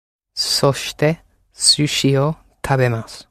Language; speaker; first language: Japanese; non-native, learner; English